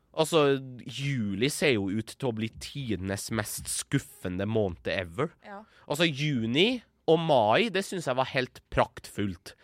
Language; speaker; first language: Norwegian; early bilingual, other home language; Persian